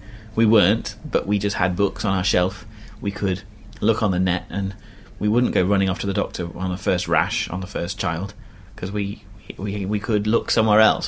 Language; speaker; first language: English; native; English